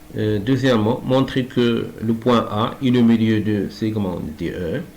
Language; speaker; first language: French; non-native, local second language; Arabic